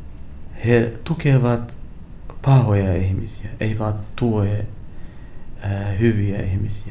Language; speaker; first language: Finnish; non-native, learner; Arabic